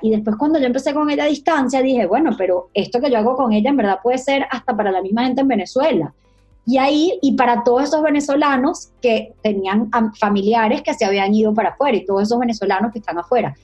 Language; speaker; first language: Spanish; native; Spanish